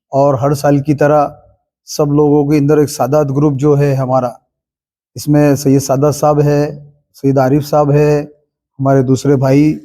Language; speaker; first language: Urdu; native; Urdu